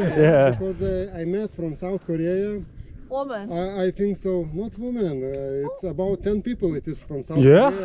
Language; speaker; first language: English; non-native, learner; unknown